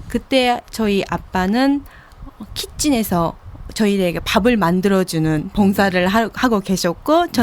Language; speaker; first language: Korean; early bilingual, heritage; Korean